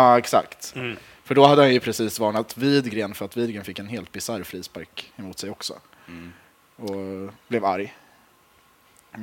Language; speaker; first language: Swedish; native; Swedish